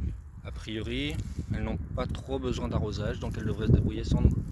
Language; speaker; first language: French; native; French